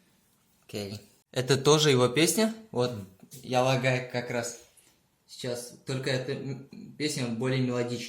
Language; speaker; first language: Russian; native; Russian